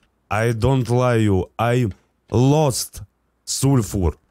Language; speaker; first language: English; non-native, learner; Russian